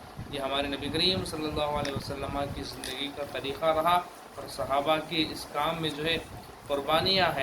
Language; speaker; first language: Urdu; native; Urdu